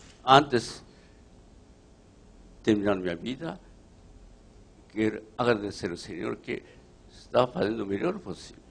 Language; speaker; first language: Portuguese; non-native, learner; Japanese